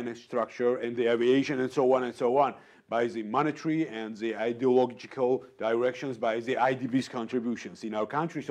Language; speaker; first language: English; non-native, learner; Georgian